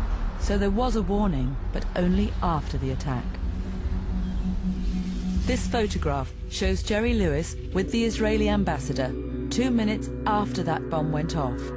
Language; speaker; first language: English; native; English